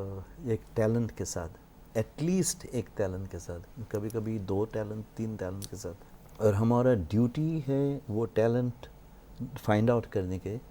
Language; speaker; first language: Hindi; non-native, local second language; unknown